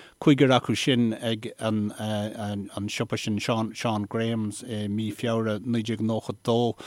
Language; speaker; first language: Irish; native; Irish